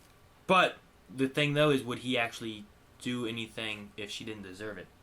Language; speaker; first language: English; native; English